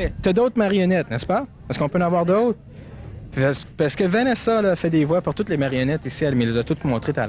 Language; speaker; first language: French; native; French